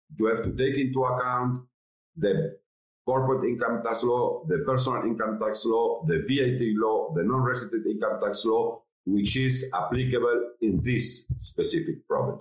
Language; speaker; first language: English; non-native, fluent; Spanish